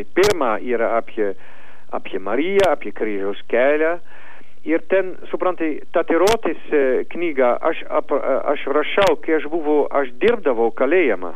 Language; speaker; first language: Lithuanian; non-native, learner; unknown